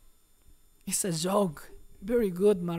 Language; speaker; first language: English; non-native, fluent; Spanish